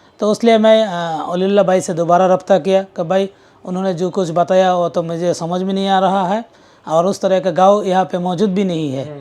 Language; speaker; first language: Urdu; non-native, fluent; Bangla